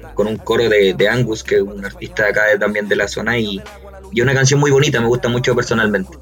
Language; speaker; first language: Spanish; native; Spanish